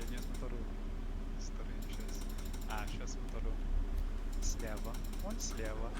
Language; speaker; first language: Russian; non-native, learner; English